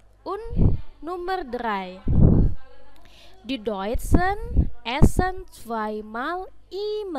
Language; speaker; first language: German; non-native, fluent; Indonesian